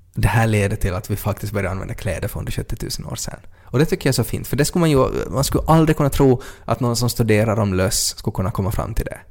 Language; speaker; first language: Swedish; native; Swedish